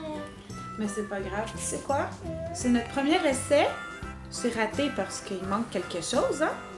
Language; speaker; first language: French; native; French